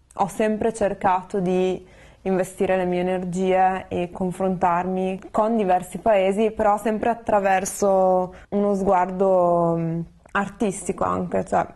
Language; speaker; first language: Italian; native; Italian